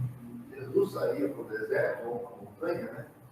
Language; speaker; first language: Portuguese; native; Portuguese